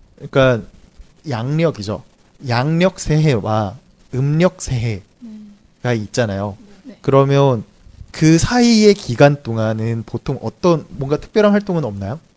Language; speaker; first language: Korean; native; Korean